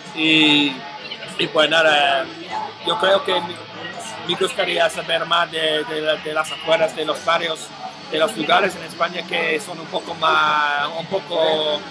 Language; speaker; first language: Spanish; non-native, learner; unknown